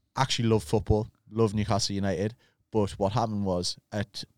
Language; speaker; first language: English; native; English